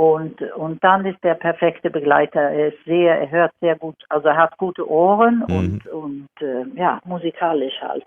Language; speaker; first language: German; non-native, fluent; Swedish